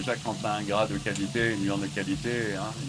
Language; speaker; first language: French; native; French